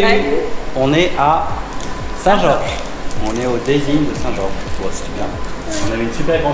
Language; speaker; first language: French; native; French